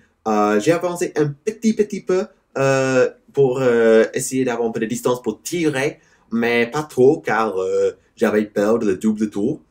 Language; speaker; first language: French; non-native, learner; English